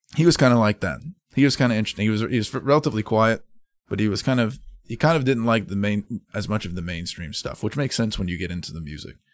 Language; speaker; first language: English; native; English